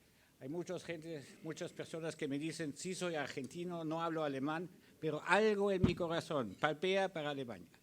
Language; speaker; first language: Spanish; early bilingual, other home language; German